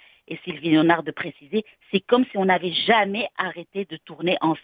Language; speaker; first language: French; native; French